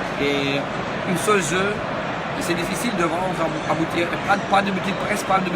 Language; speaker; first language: French; non-native, learner; Russian